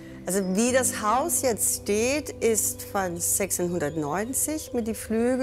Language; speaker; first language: German; non-native, fluent; Danish